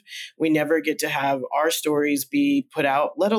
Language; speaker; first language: English; early bilingual, other home language; Spanish